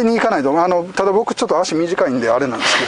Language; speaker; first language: Japanese; native; Japanese